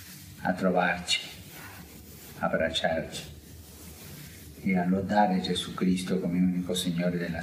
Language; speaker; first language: Italian; non-native, fluent; Spanish